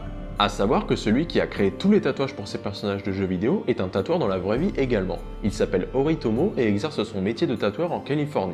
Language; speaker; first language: French; native; French